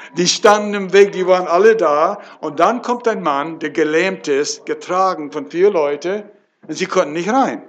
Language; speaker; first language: German; non-native, fluent; English